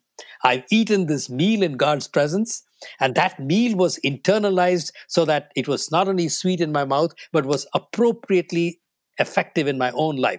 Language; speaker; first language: English; non-native, local second language; Tamil